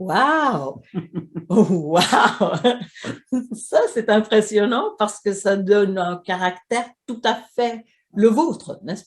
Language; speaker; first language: French; non-native, fluent; Swedish